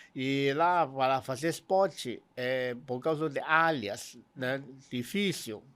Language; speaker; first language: Portuguese; non-native, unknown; Cantonese